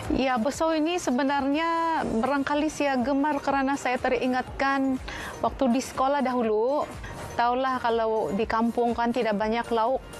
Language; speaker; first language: Malay; non-native, local second language; Central Dusun